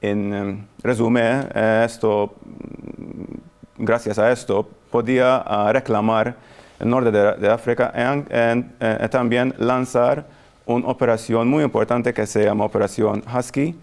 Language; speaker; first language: Spanish; non-native, fluent; Maltese